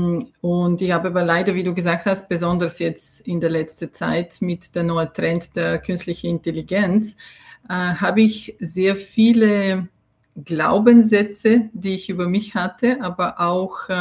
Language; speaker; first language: German; non-native, fluent; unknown